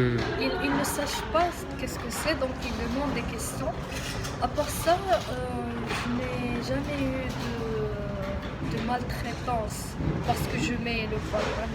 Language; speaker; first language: French; non-native, local second language; Arabic